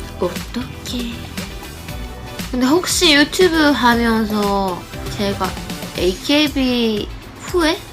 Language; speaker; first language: Korean; non-native, learner; Japanese